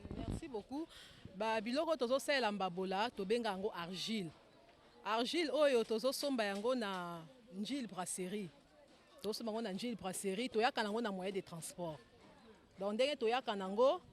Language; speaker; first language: Lingala; native; Lingala